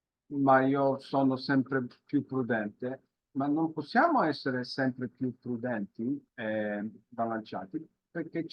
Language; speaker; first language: Italian; non-native, fluent; Polish